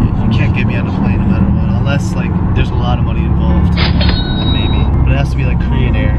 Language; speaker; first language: English; native; English